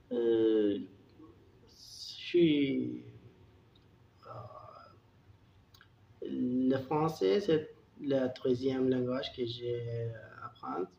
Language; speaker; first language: French; non-native, learner; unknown